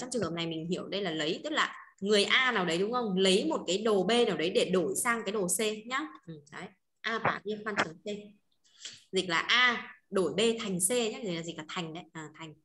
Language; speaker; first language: Vietnamese; native; Vietnamese